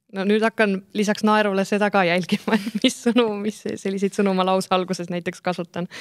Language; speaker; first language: Estonian; native; Estonian